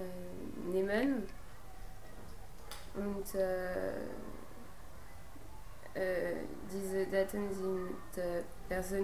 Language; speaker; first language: German; non-native, learner; French